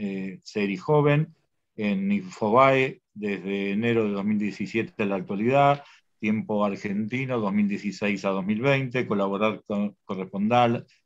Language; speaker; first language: Spanish; native; Spanish